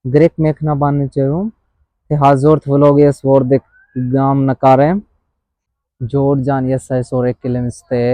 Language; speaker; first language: Armenian; non-native, learner; Hindi